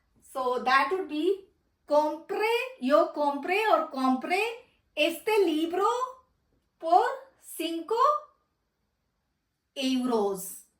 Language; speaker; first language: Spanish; non-native, fluent; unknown